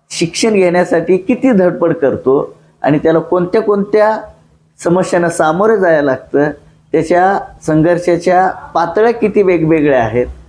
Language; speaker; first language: Marathi; non-native, local second language; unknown